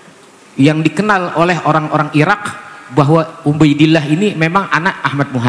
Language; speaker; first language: Indonesian; native; Indonesian